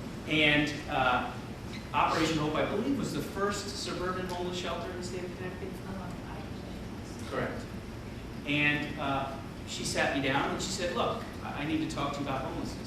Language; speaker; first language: English; native; English